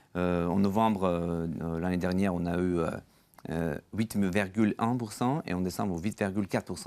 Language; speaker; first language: French; non-native, fluent; Georgian